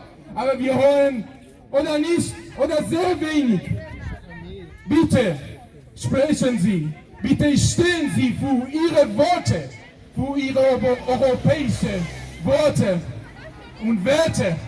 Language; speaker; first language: German; non-native, learner; Persian